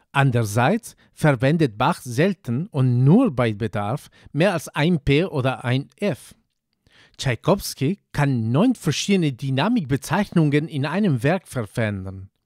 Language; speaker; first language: German; non-native, fluent; Spanish